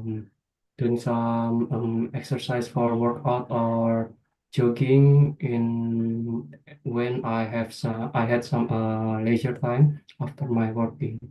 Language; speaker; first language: English; non-native, fluent; Indonesian